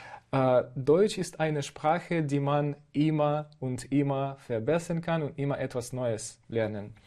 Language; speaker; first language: German; non-native, fluent; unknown